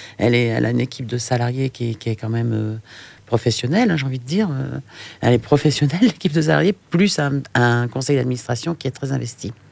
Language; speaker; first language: French; native; French